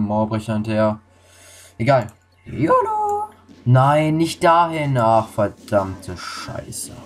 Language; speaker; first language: German; native; German